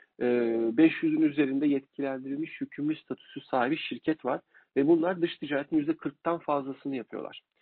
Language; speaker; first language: Turkish; native; Turkish